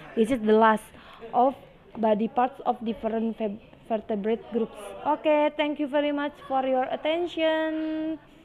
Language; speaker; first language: English; non-native, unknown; Indonesian